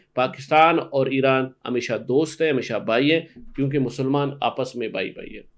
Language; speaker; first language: Urdu; non-native, local second language; Baluchi